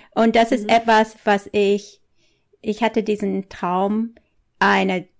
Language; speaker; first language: German; non-native, fluent; English